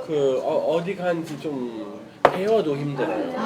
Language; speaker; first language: Korean; non-native, learner; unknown